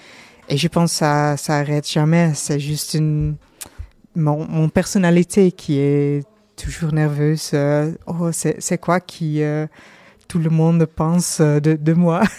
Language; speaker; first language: French; non-native, learner; Dutch